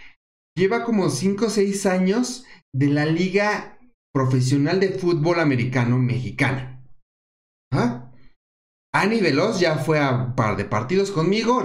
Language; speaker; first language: Spanish; native; Spanish